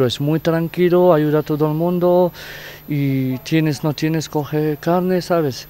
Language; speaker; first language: Spanish; non-native, fluent; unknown